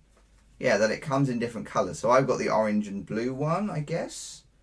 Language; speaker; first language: English; native; English